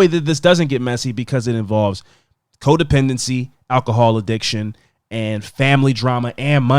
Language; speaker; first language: English; native; English